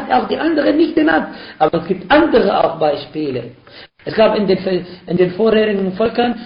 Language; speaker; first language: German; non-native, fluent; Arabic